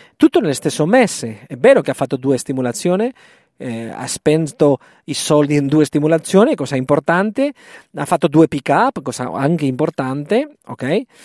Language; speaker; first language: Italian; non-native, fluent; Spanish